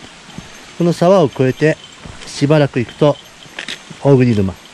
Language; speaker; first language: Japanese; native; Japanese